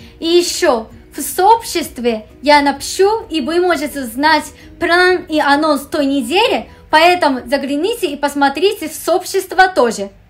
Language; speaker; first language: Russian; non-native, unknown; Japanese